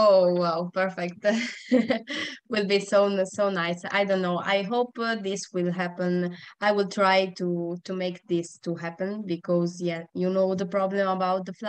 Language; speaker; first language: English; non-native, learner; Italian